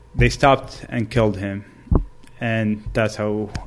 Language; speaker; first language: English; non-native, fluent; Arabic